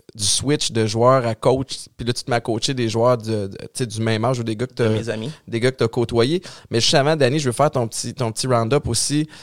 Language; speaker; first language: French; native; French